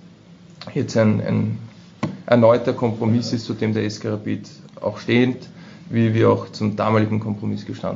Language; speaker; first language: German; native; German